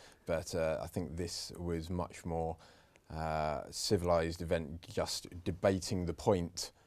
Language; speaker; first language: English; native; English